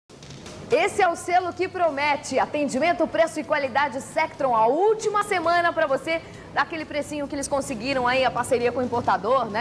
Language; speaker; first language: Portuguese; native; Portuguese